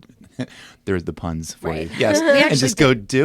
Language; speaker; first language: English; native; English